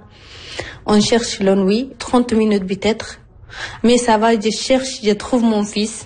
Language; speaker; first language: French; non-native, learner; Arabic